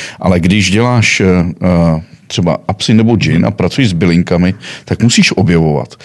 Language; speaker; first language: Czech; native; Czech